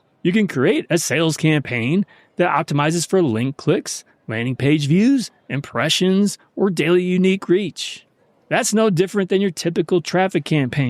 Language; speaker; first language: English; native; English